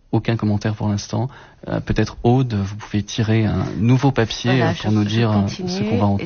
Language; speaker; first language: French; native; French